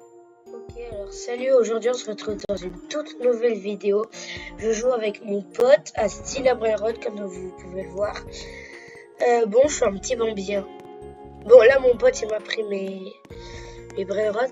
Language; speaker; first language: French; native; French